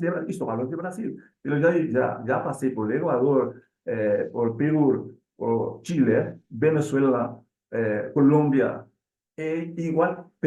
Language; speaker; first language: Spanish; non-native, learner; Portuguese